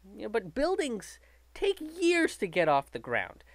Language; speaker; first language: English; native; English